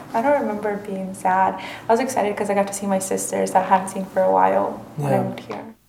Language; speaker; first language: English; early bilingual, other home language; Spanish